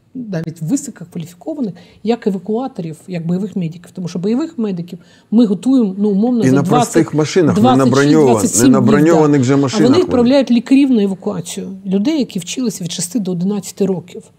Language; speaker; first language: Ukrainian; non-native, fluent; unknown